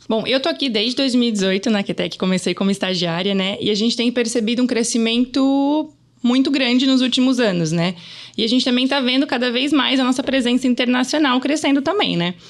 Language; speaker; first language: Portuguese; native; Portuguese